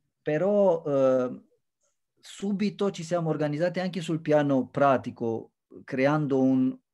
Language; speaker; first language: Italian; non-native, fluent; Romanian